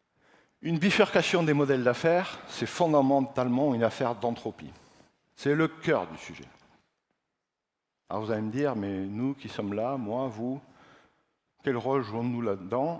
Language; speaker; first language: French; native; French